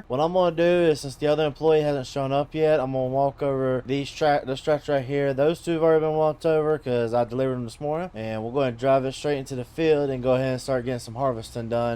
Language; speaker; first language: English; native; English